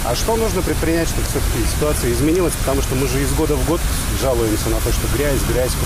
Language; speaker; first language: Russian; native; Russian